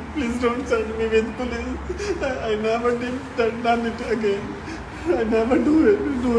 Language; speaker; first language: English; non-native, learner; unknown